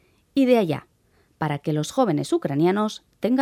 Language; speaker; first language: Spanish; native; Spanish